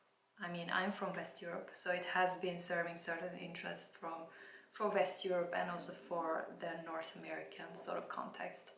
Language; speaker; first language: English; non-native, fluent; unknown